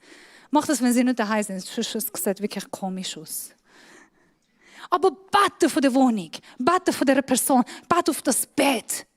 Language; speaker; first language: German; non-native, fluent; Persian